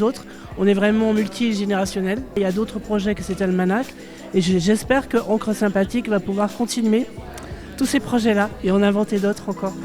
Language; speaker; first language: French; native; French